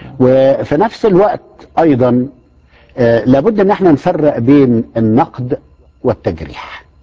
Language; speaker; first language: Arabic; native; Arabic